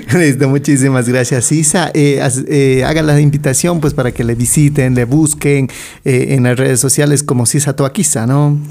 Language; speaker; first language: Spanish; native; Spanish